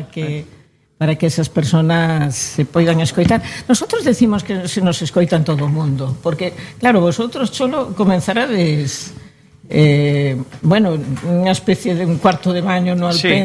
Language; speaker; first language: Galician; native; Galician